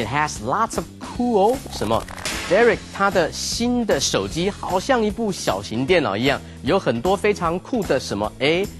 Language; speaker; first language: Chinese; native; Chinese